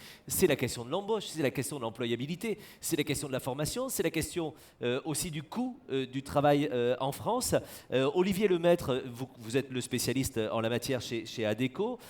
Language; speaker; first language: French; native; French